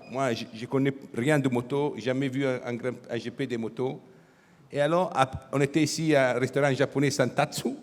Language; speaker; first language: French; non-native, fluent; Italian